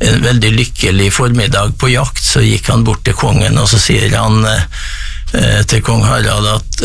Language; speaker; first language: Norwegian; native; Norwegian